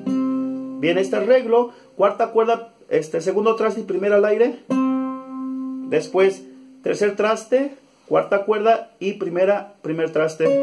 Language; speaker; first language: Spanish; native; Spanish